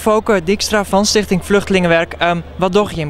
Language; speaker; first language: Dutch; non-native, local second language; Western Frisian